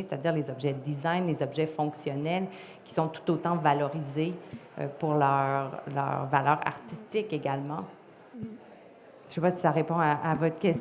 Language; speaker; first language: French; native; French